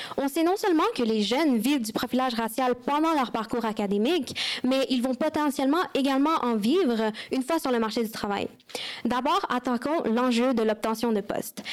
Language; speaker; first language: French; early bilingual, other home language; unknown